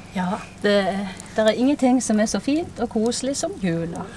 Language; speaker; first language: Norwegian; native; Norwegian